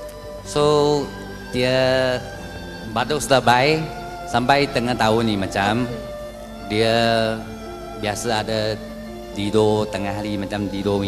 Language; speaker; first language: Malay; non-native, local second language; Chinese